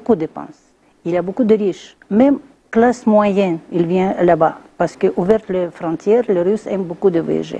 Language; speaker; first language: French; non-native, learner; Russian